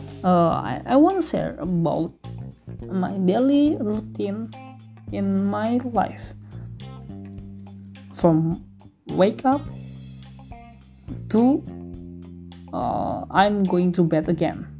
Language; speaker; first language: English; non-native, learner; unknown